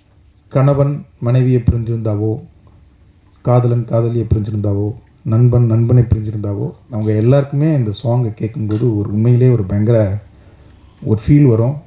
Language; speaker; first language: Tamil; native; Tamil